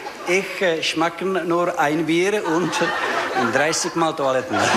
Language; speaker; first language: German; non-native, learner; Czech